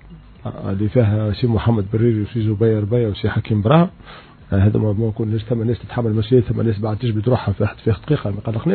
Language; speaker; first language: Arabic; native; Arabic